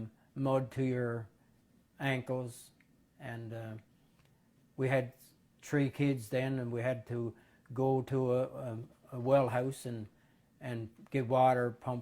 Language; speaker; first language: English; native; English